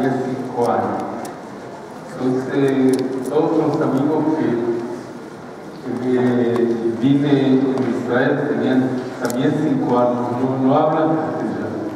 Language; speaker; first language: Spanish; early bilingual, heritage; Spanish